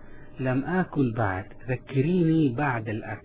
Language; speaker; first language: Arabic; non-native, fluent; Malay